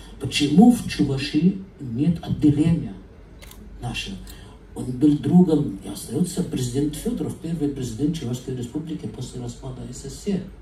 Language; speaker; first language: Russian; non-native, fluent; Arabic